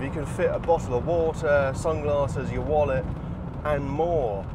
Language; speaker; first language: English; native; English